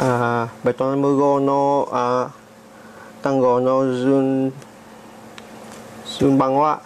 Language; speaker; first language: Japanese; non-native, learner; Vietnamese